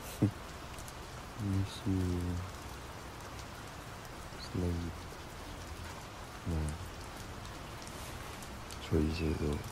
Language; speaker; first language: Korean; non-native, learner; Chinese